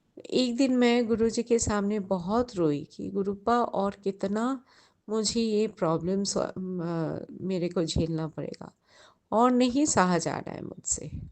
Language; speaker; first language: Hindi; non-native, local second language; Bangla